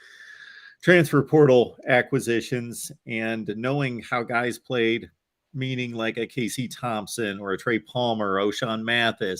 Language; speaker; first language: English; native; English